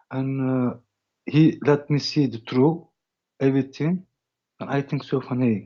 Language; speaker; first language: English; non-native, learner; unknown